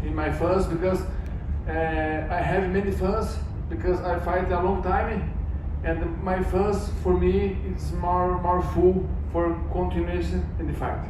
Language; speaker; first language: English; non-native, learner; Portuguese